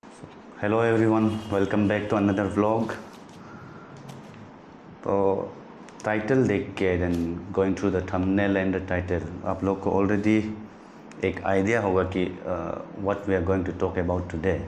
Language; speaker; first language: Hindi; non-native, local second language; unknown